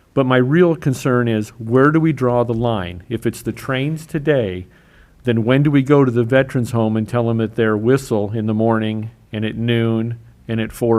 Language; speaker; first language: English; native; English